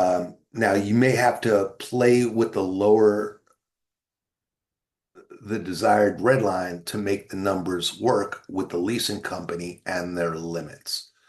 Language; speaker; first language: English; native; English